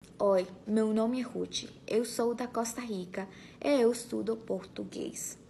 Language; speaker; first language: Portuguese; non-native, learner; Spanish